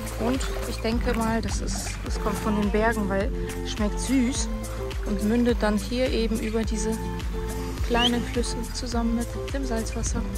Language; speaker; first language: German; native; German